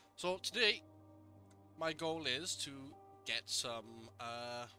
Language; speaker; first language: English; native; English